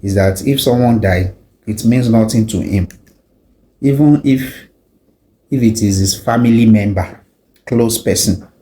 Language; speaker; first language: English; non-native, local second language; Yoruba